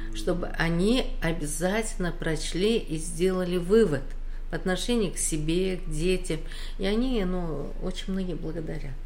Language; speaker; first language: Russian; native; Russian